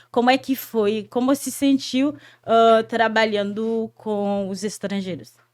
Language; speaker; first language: Portuguese; non-native, fluent; Haitian Creole